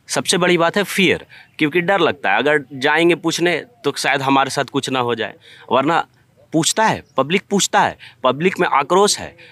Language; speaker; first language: Hindi; native; Hindi